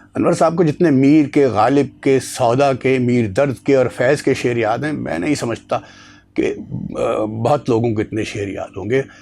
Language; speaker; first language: Urdu; native; Urdu